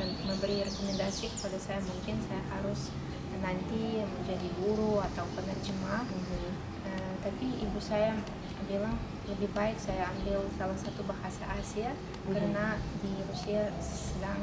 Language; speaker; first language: Indonesian; non-native, fluent; Russian